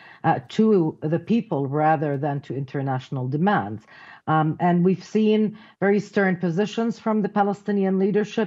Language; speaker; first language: English; non-native, fluent; Arabic